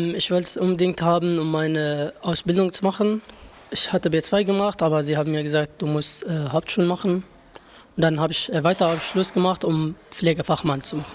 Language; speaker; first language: German; non-native, learner; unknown